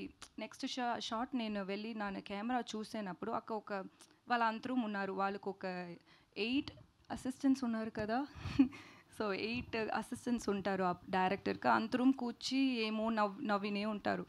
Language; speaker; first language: Telugu; non-native, learner; Tamil